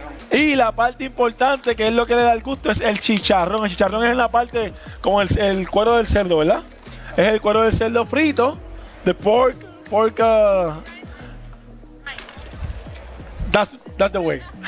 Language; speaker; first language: Spanish; native; Spanish